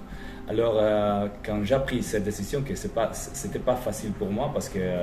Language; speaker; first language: French; non-native, fluent; Spanish